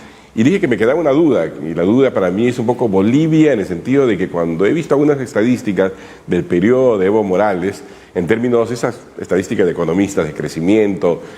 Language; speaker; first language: Spanish; native; Spanish